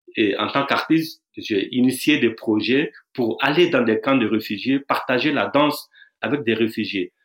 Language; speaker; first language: French; non-native, local second language; Dyula